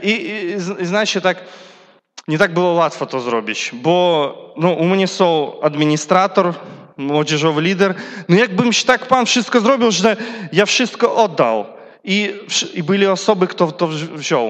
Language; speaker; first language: Polish; non-native, learner; Russian